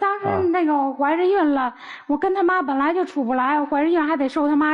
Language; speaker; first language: Chinese; native; Chinese